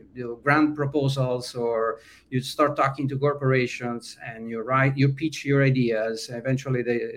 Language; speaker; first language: English; non-native, fluent; Italian